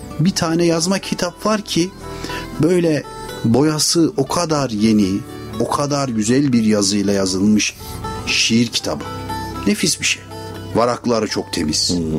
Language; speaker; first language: Turkish; native; Turkish